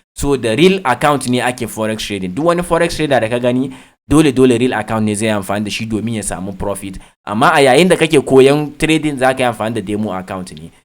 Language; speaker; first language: Hausa; native; Hausa